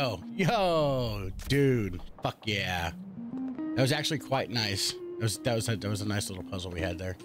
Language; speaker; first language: English; native; English